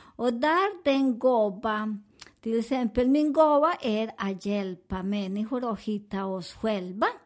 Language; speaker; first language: Swedish; non-native, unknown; Spanish